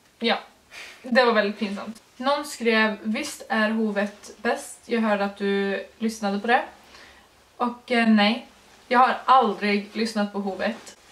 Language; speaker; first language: Swedish; early bilingual, other home language; Norwegian